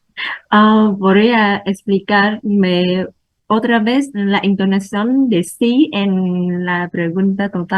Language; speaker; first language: Spanish; non-native, learner; Vietnamese